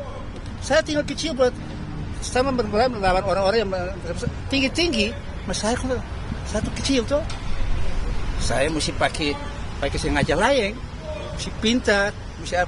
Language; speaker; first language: Indonesian; early bilingual, heritage; Dutch